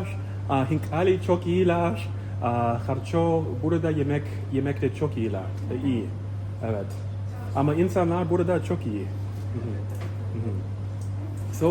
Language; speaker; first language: Turkish; non-native, learner; English